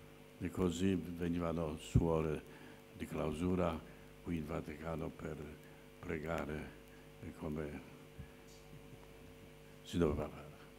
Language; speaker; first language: Italian; non-native, fluent; Polish